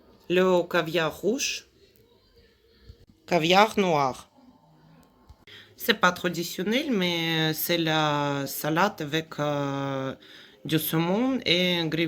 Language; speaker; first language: French; non-native, fluent; Russian